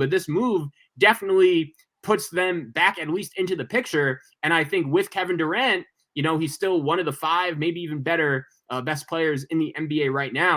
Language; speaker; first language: English; native; English